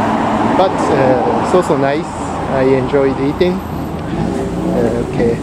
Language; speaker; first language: English; non-native, learner; Japanese